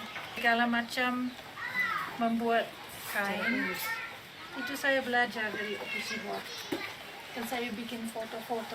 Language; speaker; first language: Indonesian; non-native, fluent; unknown